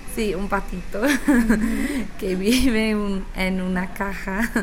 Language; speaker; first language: Spanish; non-native, learner; English